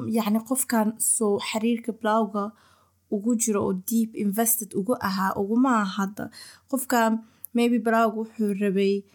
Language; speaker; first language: Somali; early bilingual, heritage; Somali